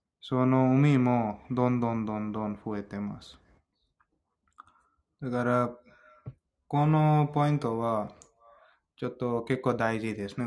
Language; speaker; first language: Japanese; non-native, fluent; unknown